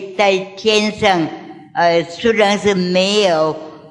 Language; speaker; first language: Chinese; non-native, learner; Min Nan Chinese